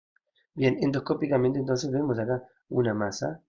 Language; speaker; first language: Spanish; native; Spanish